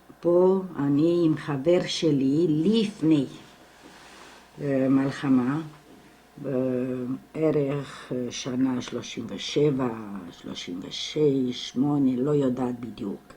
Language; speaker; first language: Hebrew; non-native, fluent; Romanian